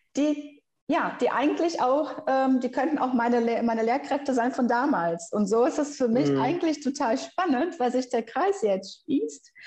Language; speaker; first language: German; non-native, fluent; Portuguese